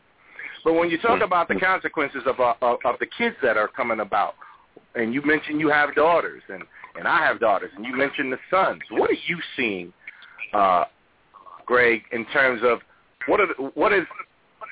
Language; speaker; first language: English; native; English